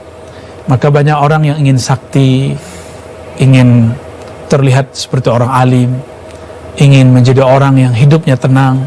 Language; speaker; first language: Indonesian; native; Indonesian